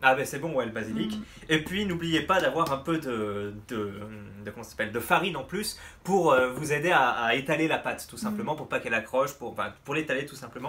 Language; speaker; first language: French; native; French